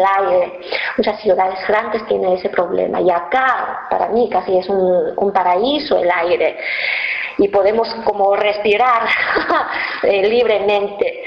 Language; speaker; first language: Spanish; non-native, fluent; Chinese